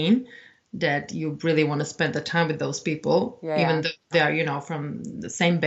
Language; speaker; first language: English; non-native, fluent; Czech